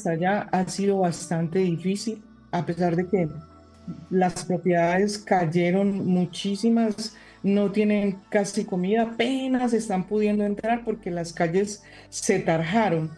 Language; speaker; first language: Spanish; native; Spanish